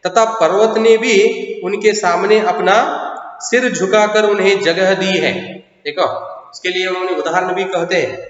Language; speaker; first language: Hindi; non-native, local second language; Kannada